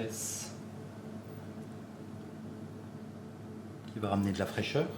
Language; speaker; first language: French; native; French